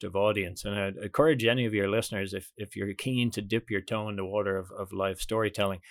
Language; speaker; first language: English; native; English